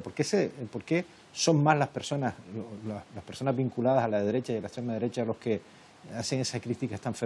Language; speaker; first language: Spanish; native; Spanish